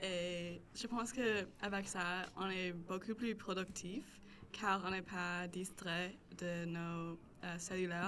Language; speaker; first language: French; non-native, local second language; English